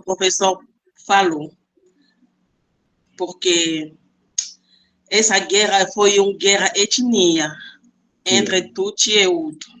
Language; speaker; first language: Portuguese; non-native, fluent; Spanish